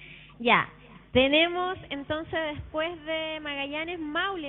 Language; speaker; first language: Spanish; native; Spanish